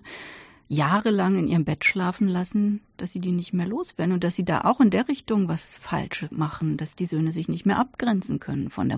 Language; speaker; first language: German; native; German